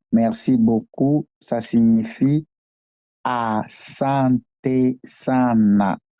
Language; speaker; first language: French; non-native, local second language; Swahili